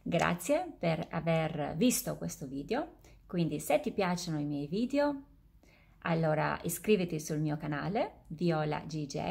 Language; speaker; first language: Italian; non-native, fluent; Albanian